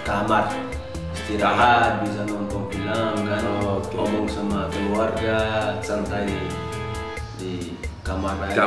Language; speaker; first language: Indonesian; non-native, fluent; Portuguese